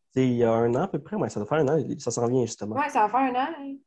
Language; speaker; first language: French; early bilingual, other home language; Spanish